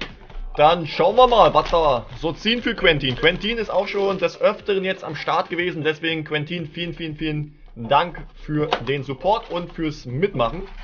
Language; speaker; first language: German; native; German